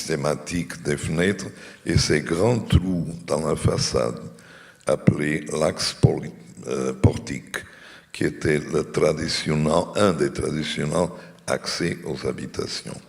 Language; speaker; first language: French; non-native, fluent; Portuguese